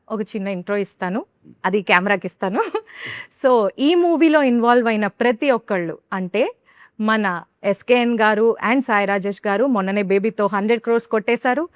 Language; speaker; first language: Telugu; native; Telugu